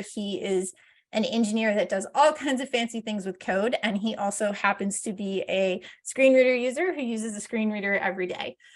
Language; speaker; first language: English; native; English